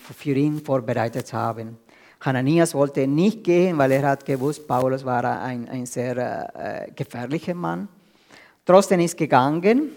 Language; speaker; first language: German; non-native, fluent; Spanish